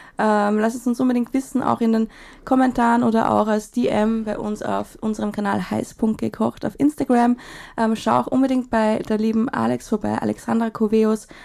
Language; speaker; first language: German; native; German